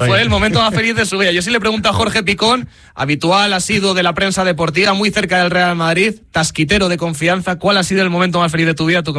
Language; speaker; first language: Spanish; native; Spanish